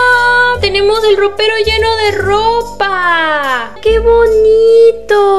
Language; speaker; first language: Spanish; native; Spanish